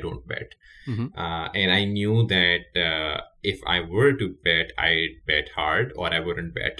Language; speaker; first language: English; non-native, local second language; Urdu